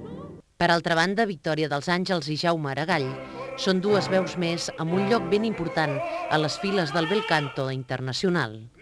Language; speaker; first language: Catalan; native; Catalan